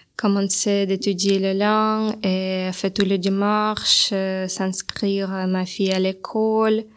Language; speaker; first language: French; non-native, learner; Russian